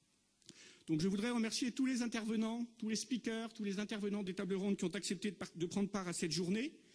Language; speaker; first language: French; native; French